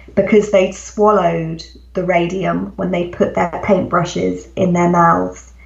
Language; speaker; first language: English; native; English